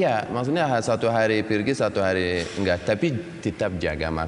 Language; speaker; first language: Indonesian; non-native, learner; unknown